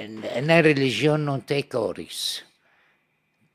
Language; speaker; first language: Portuguese; non-native, learner; Arabic